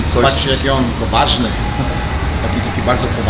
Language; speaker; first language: Polish; early bilingual, heritage; Polish